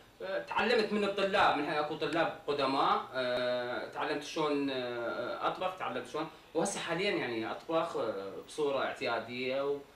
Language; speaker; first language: Arabic; native; Arabic